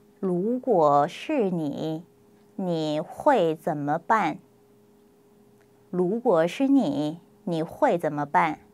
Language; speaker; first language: Chinese; non-native, fluent; Korean